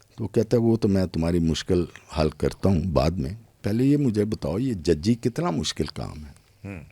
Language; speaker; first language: Urdu; non-native, local second language; Punjabi